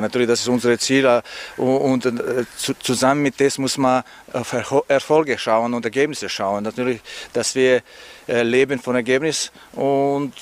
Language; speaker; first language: German; non-native, learner; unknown